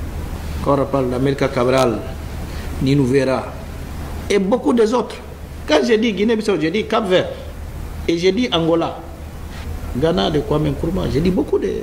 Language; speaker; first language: French; non-native, fluent; Upper Guinea Crioulo